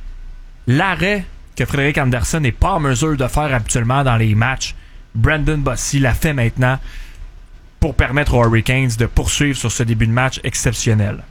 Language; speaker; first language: French; native; French